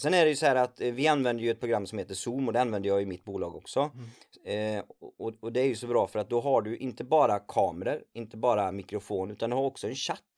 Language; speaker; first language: Swedish; native; Swedish